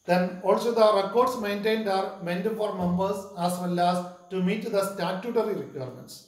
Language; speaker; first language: English; non-native, local second language; Malayalam